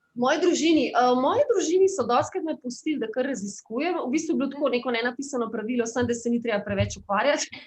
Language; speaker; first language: Slovenian; native; Slovenian